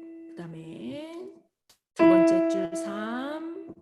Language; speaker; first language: Korean; native; Korean